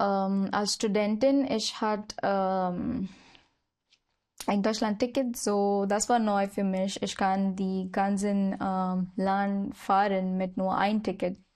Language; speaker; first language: German; non-native, learner; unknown